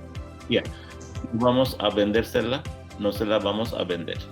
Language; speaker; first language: Spanish; non-native, learner; English